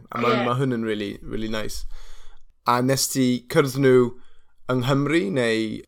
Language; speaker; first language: Welsh; non-native, learner; English